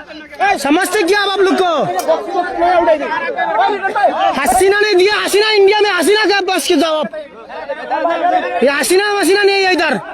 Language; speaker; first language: Hindi; non-native, local second language; Bangla